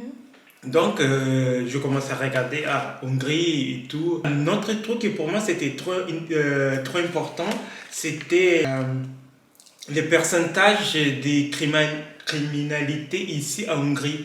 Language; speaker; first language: French; non-native, learner; Kabuverdianu